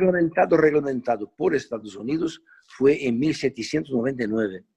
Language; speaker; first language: Spanish; non-native, fluent; Portuguese